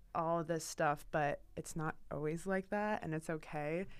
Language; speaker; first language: English; native; English